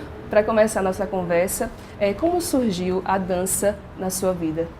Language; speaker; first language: Portuguese; native; Portuguese